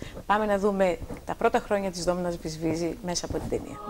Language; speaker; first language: Greek; native; Greek